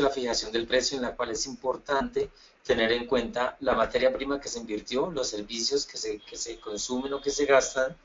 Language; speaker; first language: Spanish; native; Spanish